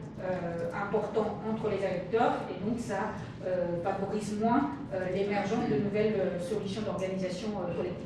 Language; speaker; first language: French; native; French